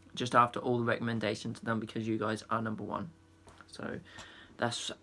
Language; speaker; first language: English; native; English